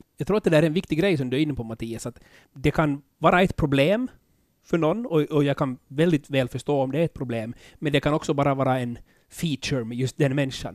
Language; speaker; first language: Swedish; native; Swedish